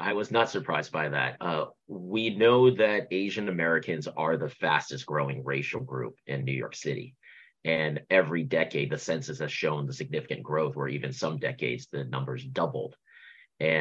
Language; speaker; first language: English; early bilingual, other home language; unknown